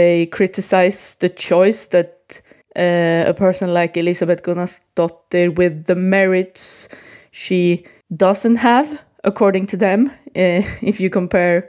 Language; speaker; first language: English; non-native, fluent; Swedish